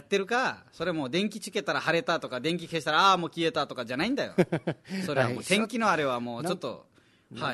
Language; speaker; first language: Japanese; non-native, fluent; Nepali